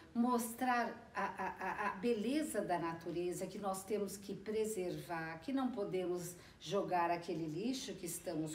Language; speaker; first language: Portuguese; native; Portuguese